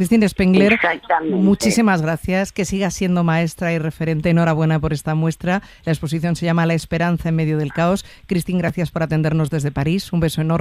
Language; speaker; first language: Spanish; native; Spanish